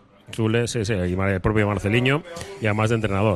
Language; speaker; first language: Spanish; native; Spanish